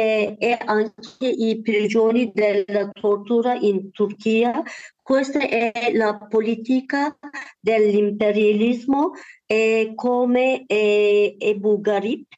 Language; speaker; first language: Italian; non-native, learner; Turkish